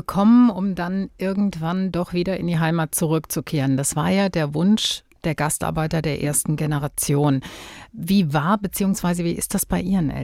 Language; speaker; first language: German; native; German